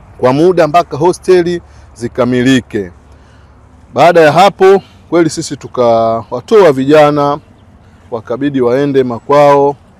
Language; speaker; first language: Swahili; native; Swahili